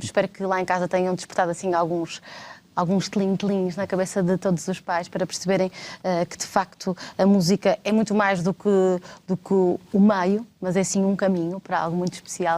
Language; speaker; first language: Portuguese; native; Portuguese